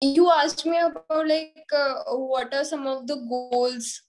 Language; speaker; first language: English; non-native, local second language; Hindi